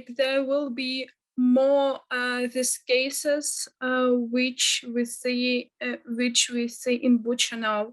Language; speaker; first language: English; non-native, fluent; Ukrainian